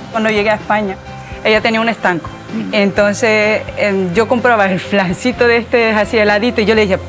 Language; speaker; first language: Spanish; early bilingual, other home language; Korean